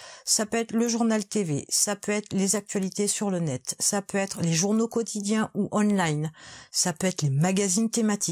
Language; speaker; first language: French; native; French